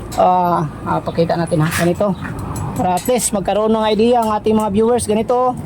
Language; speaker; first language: Filipino; non-native, local second language; Cebuano